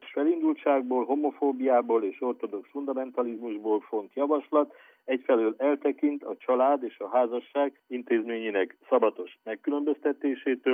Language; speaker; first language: Hungarian; native; Hungarian